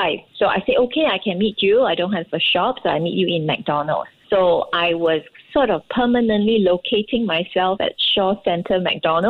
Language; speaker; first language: English; non-native, local second language; Cantonese